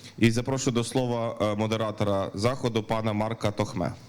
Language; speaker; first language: Ukrainian; native; Ukrainian